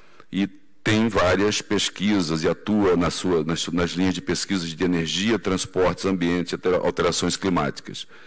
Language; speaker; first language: Portuguese; native; Portuguese